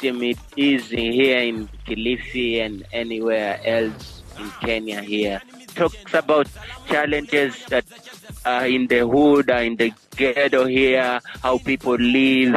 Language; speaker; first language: English; non-native, local second language; Giryama